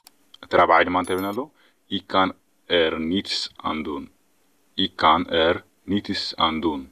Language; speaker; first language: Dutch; non-native, fluent; Tigrinya